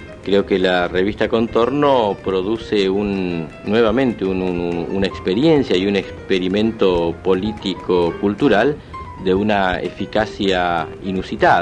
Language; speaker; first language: Spanish; native; Spanish